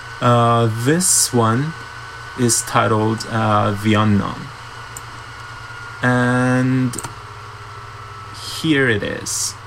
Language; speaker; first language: English; non-native, fluent; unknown